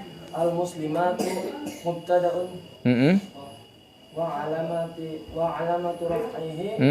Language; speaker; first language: Arabic; non-native, learner; Indonesian